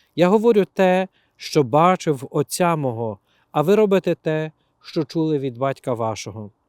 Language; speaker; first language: Ukrainian; native; Ukrainian